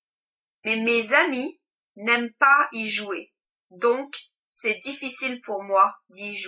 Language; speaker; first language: French; non-native, learner; English